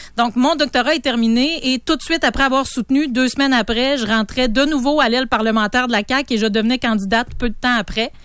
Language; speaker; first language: French; native; French